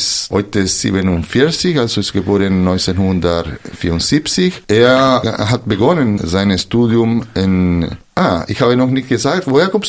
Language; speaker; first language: German; non-native, fluent; Spanish